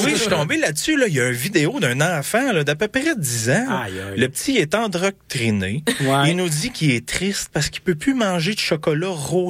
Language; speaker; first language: French; native; French